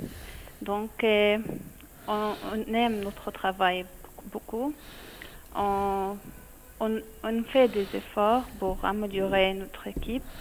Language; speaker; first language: French; non-native, learner; Arabic